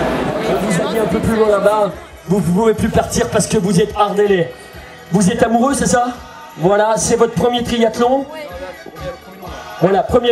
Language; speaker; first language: French; native; French